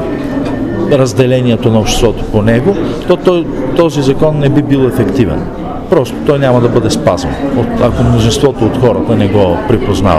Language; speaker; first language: Bulgarian; native; Bulgarian